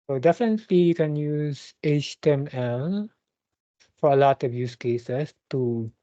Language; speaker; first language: English; non-native, local second language; Filipino